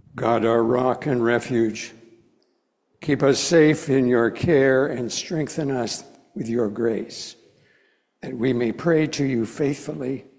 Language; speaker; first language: English; native; English